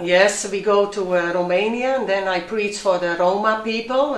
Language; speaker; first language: English; non-native, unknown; Dutch